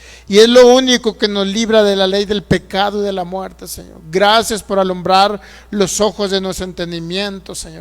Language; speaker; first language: Spanish; native; Spanish